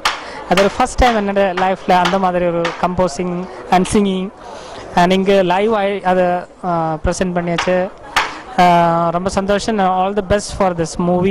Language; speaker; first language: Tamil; non-native, learner; Malayalam